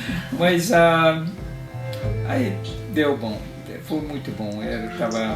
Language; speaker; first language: Portuguese; non-native, fluent; Italian